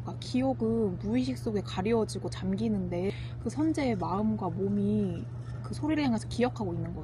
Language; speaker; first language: Korean; native; Korean